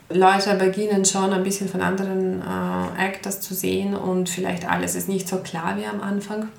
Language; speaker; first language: German; non-native, fluent; Ukrainian